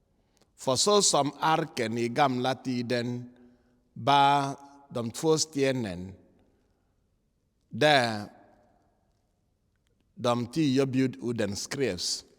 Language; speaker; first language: Swedish; non-native, fluent; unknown